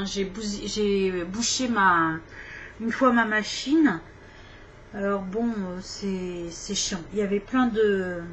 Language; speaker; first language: French; native; French